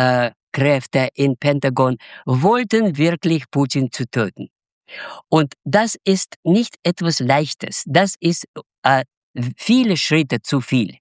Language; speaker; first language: German; non-native, fluent; Russian